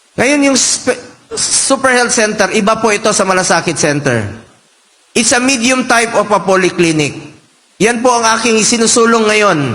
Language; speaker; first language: Filipino; non-native, local second language; Cebuano